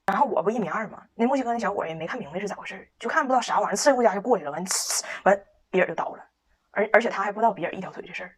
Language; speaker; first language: Chinese; native; Chinese